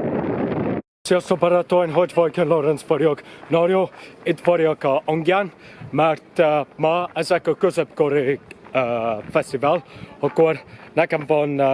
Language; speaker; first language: Hungarian; non-native, learner; English